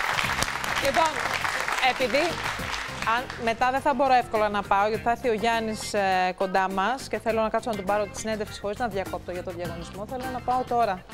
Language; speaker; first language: Greek; native; Greek